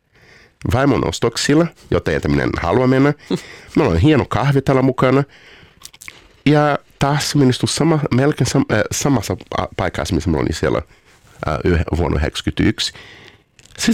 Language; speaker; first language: Finnish; non-native, fluent; Portuguese